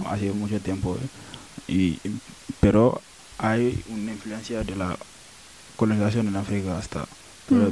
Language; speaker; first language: Spanish; non-native, learner; Wolof